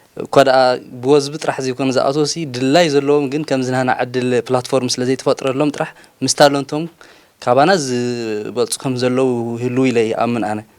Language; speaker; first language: Tigrinya; native; Tigrinya